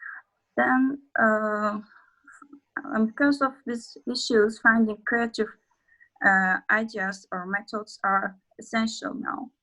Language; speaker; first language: English; non-native, learner; Azerbaijani